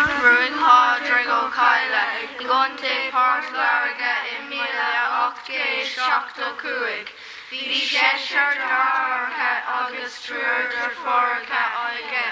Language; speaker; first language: Irish; non-native, local second language; English